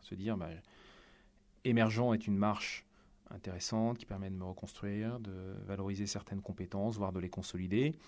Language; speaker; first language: French; native; French